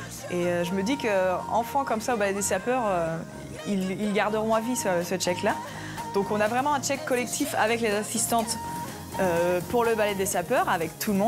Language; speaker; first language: French; native; French